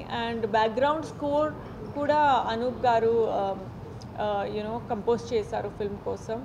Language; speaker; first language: Telugu; non-native, fluent; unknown